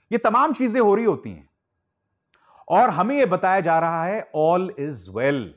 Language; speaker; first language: Hindi; native; Hindi